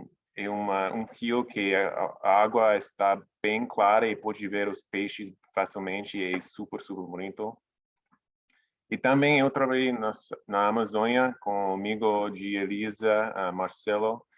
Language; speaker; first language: Portuguese; non-native, fluent; English